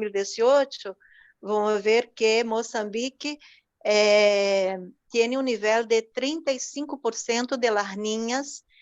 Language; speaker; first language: Spanish; non-native, fluent; Portuguese